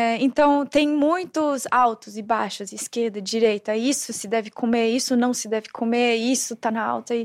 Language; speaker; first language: Portuguese; non-native, fluent; German